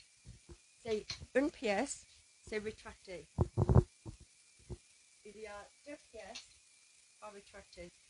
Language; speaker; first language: French; non-native, learner; English